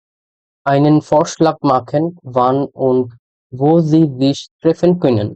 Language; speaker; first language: German; non-native, fluent; Bangla